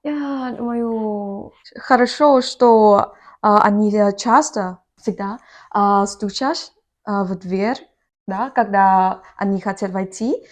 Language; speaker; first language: Russian; non-native, learner; Vietnamese